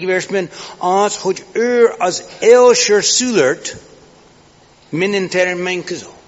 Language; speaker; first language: Hungarian; non-native, fluent; English